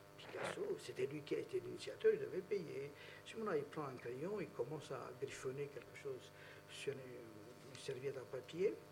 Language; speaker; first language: French; non-native, fluent; Romanian